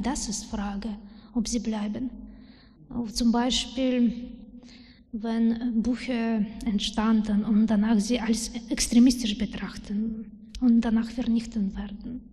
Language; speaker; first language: German; non-native, learner; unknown